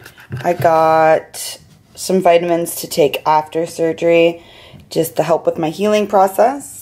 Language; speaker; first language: English; native; English